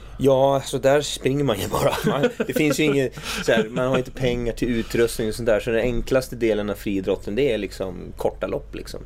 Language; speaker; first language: Swedish; early bilingual, other home language; English